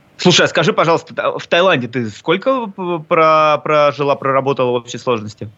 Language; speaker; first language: Russian; native; Russian